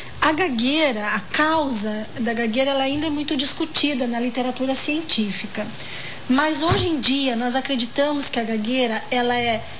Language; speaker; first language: Portuguese; native; Portuguese